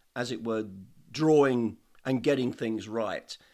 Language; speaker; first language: English; native; English